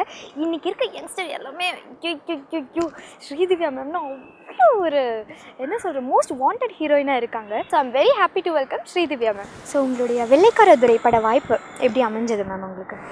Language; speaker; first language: Tamil; native; Tamil